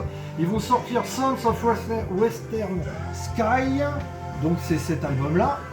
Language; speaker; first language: French; native; French